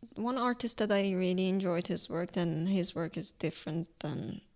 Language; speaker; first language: English; non-native, fluent; Azerbaijani